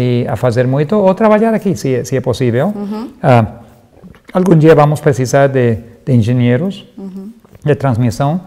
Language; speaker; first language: Portuguese; non-native, fluent; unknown